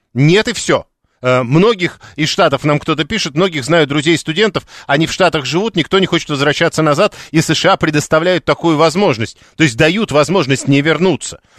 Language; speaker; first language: Russian; native; Russian